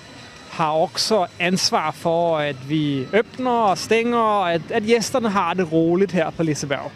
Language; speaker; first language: Swedish; native; Swedish